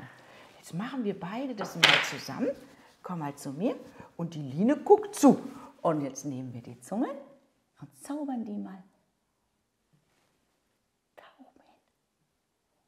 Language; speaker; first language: German; native; German